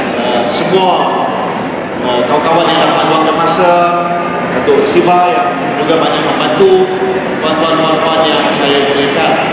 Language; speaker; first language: Malay; native; Malay